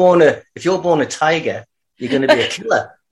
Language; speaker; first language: English; native; English